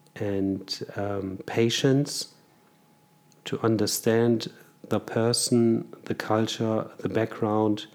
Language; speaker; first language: English; non-native, fluent; German